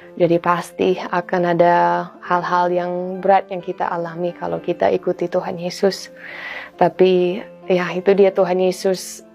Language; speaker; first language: Indonesian; non-native, fluent; English